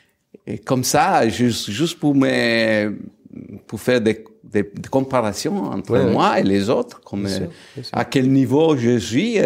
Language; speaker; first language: French; non-native, fluent; Italian